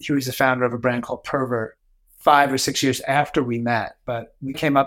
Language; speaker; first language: English; native; English